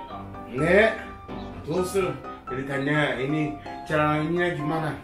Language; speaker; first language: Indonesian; non-native, fluent; Japanese